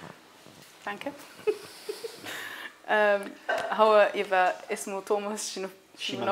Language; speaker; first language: German; non-native, learner; Arabic